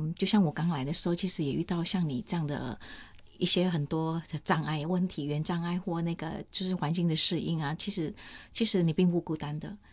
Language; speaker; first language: Chinese; non-native, fluent; Vietnamese